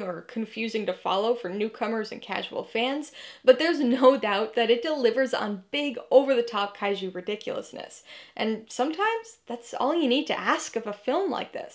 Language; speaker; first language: English; native; English